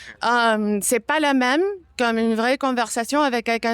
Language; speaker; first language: French; non-native, fluent; English